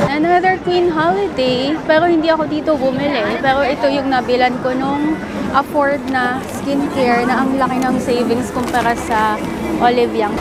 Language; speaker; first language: Filipino; native; Filipino